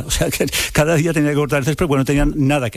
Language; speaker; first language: Spanish; native; Spanish